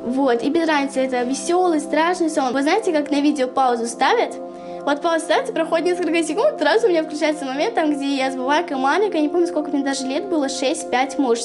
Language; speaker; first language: Russian; native; Russian